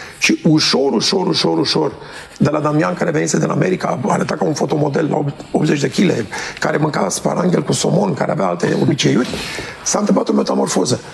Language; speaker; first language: Romanian; early bilingual, heritage; Romanian